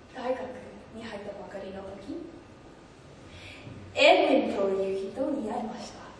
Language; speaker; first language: Japanese; non-native, learner; English